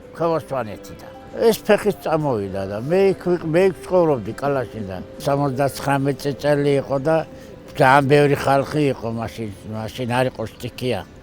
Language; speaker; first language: Georgian; non-native, local second language; Svan